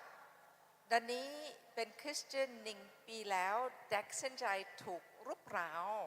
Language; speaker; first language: Thai; non-native, fluent; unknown